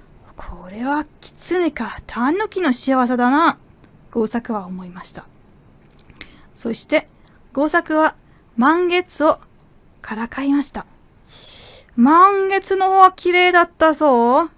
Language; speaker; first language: Japanese; non-native, fluent; German